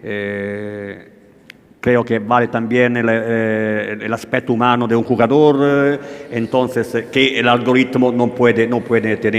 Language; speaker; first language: Spanish; non-native, learner; Italian